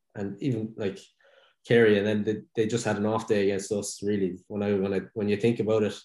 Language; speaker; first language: English; native; English